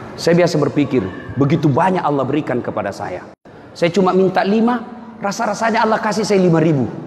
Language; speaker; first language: Indonesian; non-native, local second language; Buginese